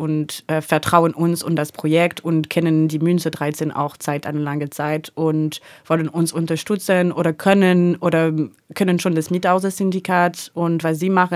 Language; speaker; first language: German; non-native, learner; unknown